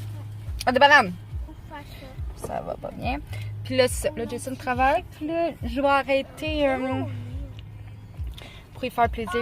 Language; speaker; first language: French; native; French